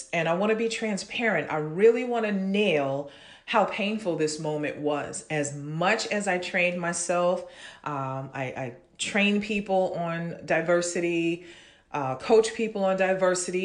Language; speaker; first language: English; native; English